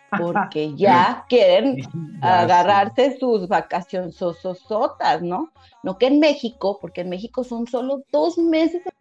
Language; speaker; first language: Spanish; native; Spanish